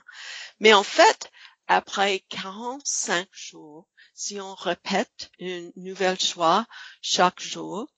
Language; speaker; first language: French; non-native, fluent; English